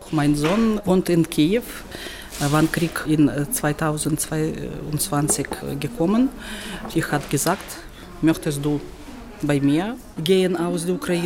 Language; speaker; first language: German; non-native, learner; Ukrainian